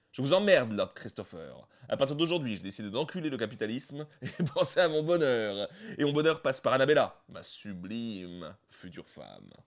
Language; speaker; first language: French; native; French